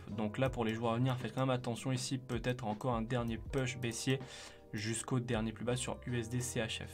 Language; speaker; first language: French; native; French